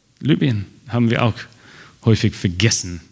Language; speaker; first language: German; non-native, fluent; English